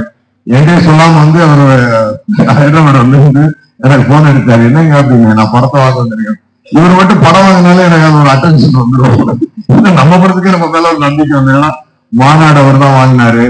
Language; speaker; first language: Tamil; native; Tamil